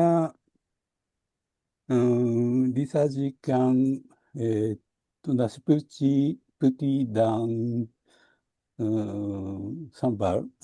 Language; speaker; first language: Indonesian; non-native, learner; Japanese